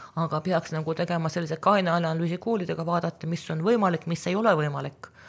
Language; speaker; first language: Estonian; non-native, local second language; Russian